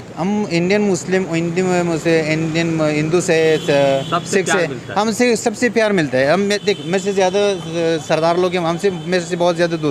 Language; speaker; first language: Hindi; non-native, learner; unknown